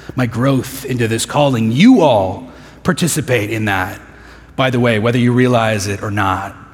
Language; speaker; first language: English; native; English